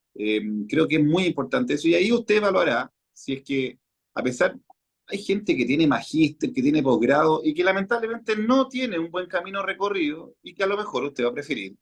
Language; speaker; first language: Spanish; native; Spanish